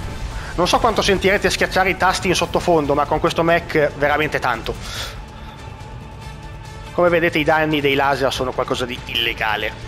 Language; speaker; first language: Italian; native; Italian